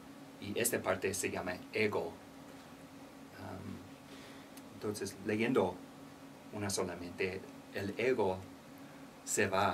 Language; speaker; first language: Spanish; non-native, learner; English